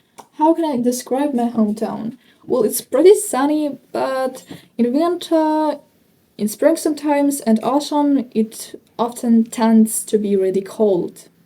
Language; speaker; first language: English; non-native, fluent; Ukrainian